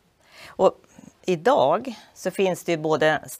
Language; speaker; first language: Swedish; native; Swedish